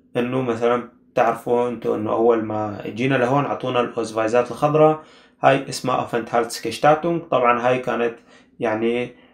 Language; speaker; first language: Arabic; native; Arabic